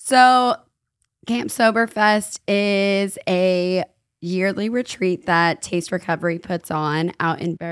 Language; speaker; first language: English; native; English